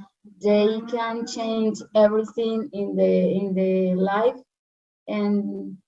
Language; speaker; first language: English; non-native, learner; Spanish